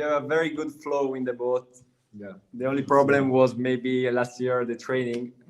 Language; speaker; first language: English; non-native, learner; Italian